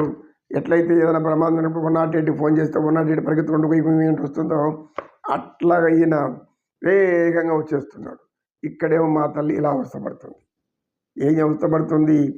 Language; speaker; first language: Telugu; native; Telugu